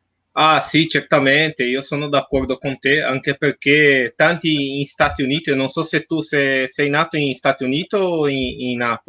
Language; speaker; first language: Italian; non-native, fluent; Portuguese